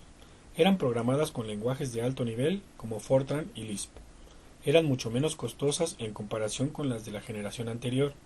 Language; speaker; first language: Spanish; native; Spanish